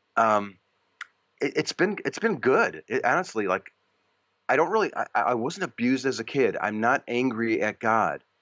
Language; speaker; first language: English; native; English